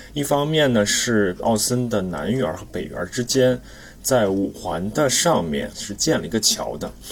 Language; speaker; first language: Chinese; native; Chinese